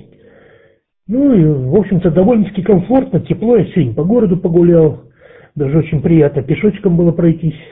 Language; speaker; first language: Russian; native; Russian